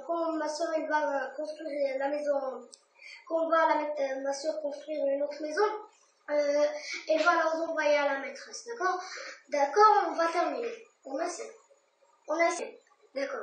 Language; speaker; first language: French; non-native, learner; Arabic